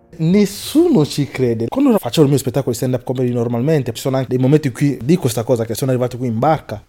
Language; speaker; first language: Italian; non-native, fluent; Lingala